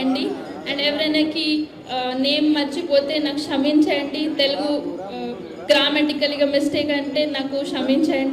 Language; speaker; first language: Telugu; non-native, learner; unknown